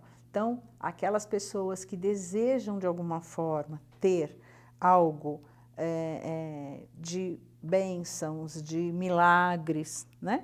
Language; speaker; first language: Portuguese; native; Portuguese